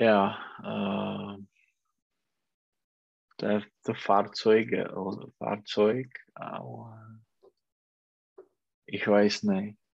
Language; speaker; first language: German; non-native, learner; Czech